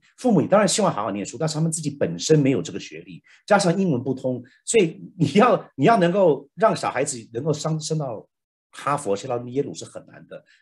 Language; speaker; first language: Chinese; native; Chinese